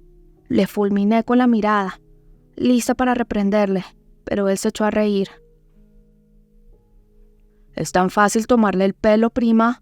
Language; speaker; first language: Spanish; native; Spanish